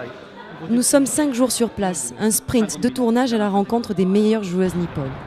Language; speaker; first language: French; native; French